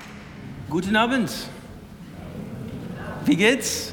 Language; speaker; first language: German; non-native, learner; English